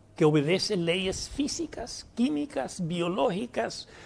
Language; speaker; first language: Spanish; early bilingual, heritage; Spanish